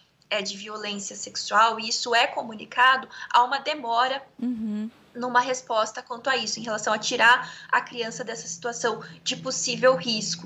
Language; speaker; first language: Portuguese; native; Portuguese